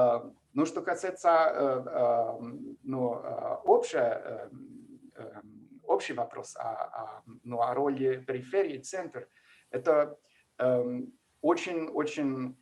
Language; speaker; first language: Russian; non-native, fluent; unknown